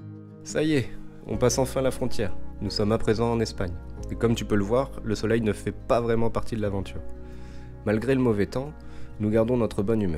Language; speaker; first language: French; native; French